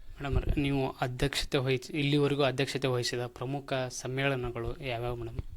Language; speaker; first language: Kannada; native; Kannada